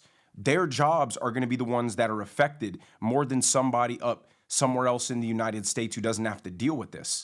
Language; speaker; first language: English; native; English